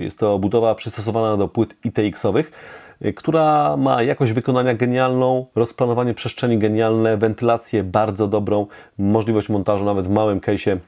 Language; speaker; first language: Polish; native; Polish